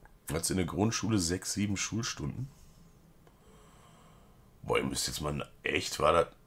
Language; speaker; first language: German; native; German